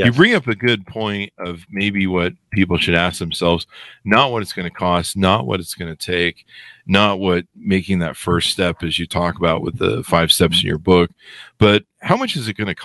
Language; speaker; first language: English; native; English